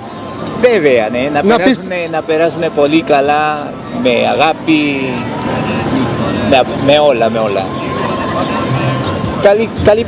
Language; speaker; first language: Greek; non-native, fluent; Spanish